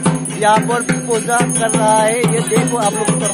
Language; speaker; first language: Hindi; non-native, local second language; Assamese